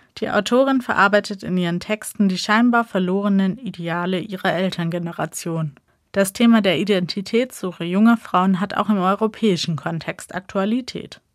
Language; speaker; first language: German; native; German